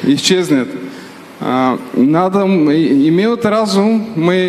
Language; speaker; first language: Russian; non-native, learner; Bulgarian